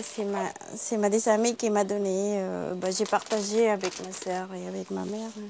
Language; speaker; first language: French; non-native, learner; Filipino